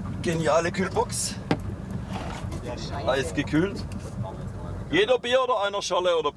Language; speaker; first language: German; native; German